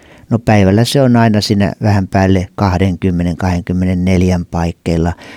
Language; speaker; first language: Finnish; native; Finnish